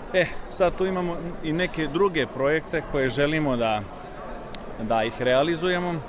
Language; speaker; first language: Serbian; early bilingual, heritage; Serbian